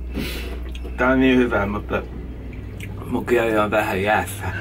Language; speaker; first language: Finnish; non-native, learner; English